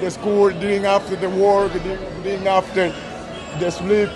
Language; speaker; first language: English; non-native, learner; Spanish